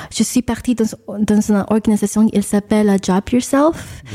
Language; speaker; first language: French; non-native, learner; English